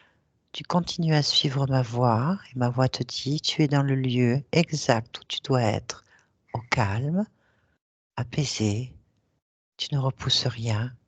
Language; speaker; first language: French; native; French